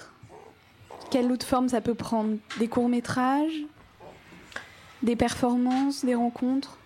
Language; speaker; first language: French; native; French